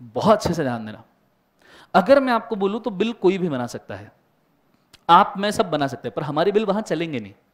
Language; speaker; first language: Hindi; non-native, local second language; Marathi